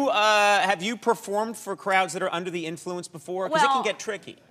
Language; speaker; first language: English; native; English